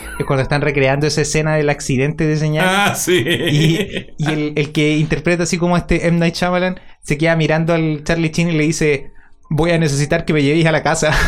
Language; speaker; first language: Spanish; native; Spanish